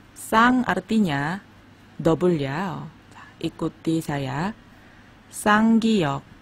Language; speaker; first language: Indonesian; non-native, fluent; Korean